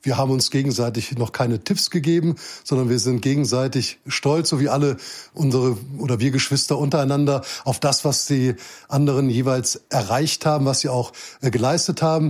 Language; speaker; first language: German; native; German